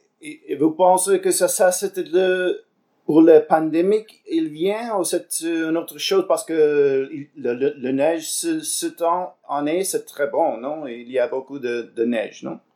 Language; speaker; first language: French; non-native, learner; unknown